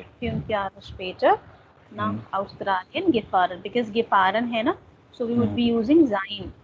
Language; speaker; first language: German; non-native, fluent; Hindi